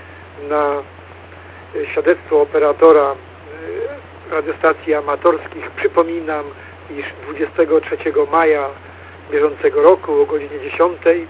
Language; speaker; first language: Polish; native; Polish